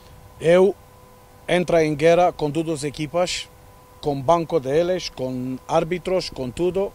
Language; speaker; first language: Portuguese; non-native, learner; Romanian